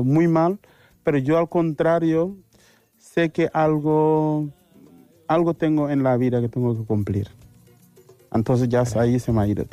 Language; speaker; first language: Spanish; non-native, fluent; Wolof